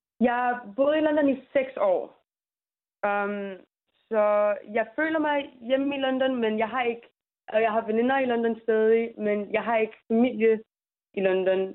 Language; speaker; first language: Danish; early bilingual, heritage; English